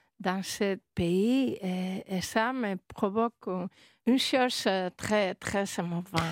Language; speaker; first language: French; non-native, learner; Spanish